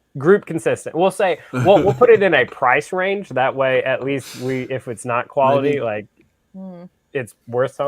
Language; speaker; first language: English; native; English